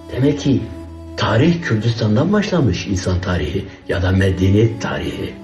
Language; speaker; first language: Turkish; non-native, local second language; Kurdish